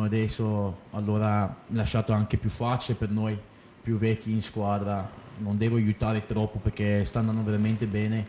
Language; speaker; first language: Italian; non-native, fluent; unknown